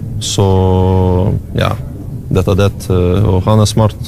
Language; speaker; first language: Norwegian; non-native, learner; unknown